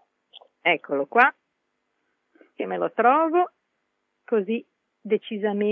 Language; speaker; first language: Italian; native; Italian